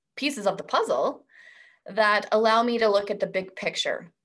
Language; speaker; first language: English; native; English